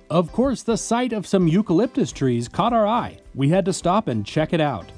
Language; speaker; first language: English; native; English